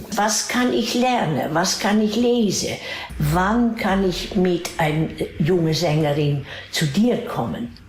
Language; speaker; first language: German; non-native, fluent; Dutch